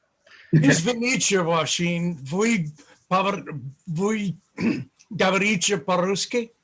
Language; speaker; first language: Russian; non-native, learner; English